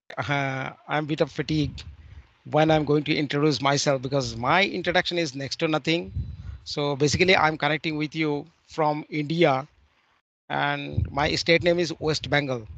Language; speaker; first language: English; non-native, learner; Bangla